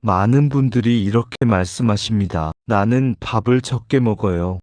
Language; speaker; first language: Korean; native; Korean